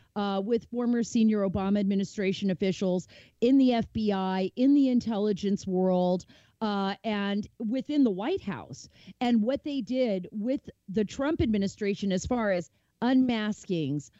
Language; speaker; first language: English; native; English